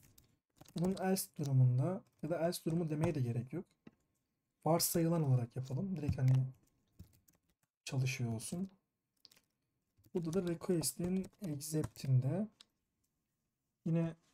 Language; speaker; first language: Turkish; native; Turkish